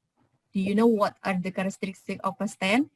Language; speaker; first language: English; non-native, fluent; Indonesian